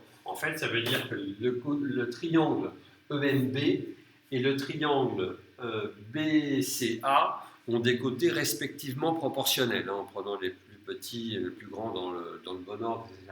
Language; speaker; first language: French; native; French